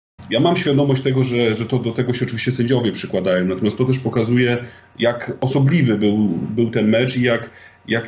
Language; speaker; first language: Polish; native; Polish